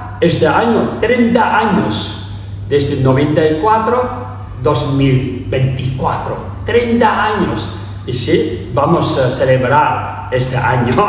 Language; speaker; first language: Spanish; non-native, learner; Tibetan